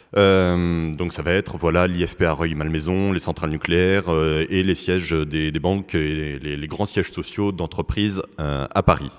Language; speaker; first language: French; native; French